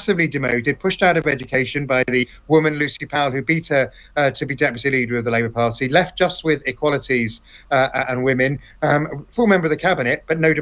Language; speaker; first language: English; native; English